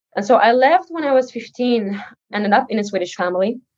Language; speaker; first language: English; early bilingual, other home language; Uzbek